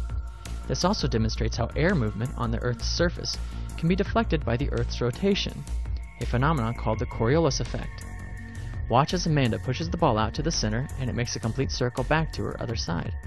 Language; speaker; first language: English; native; English